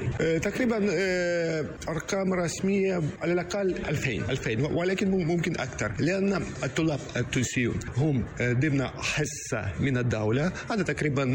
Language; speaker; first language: Arabic; non-native, learner; Russian